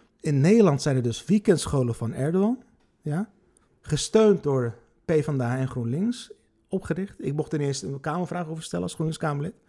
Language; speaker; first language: Dutch; early bilingual, other home language; Turkish